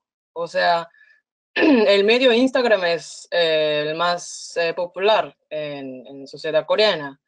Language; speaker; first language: Spanish; non-native, fluent; Korean